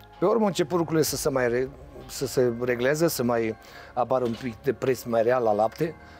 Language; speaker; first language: Romanian; native; Romanian